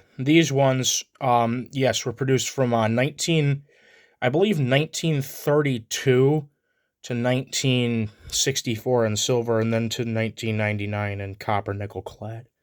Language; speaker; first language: English; native; English